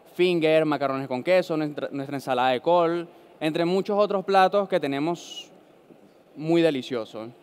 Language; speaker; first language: Spanish; native; Spanish